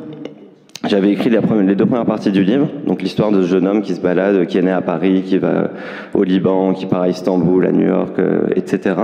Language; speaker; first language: French; native; French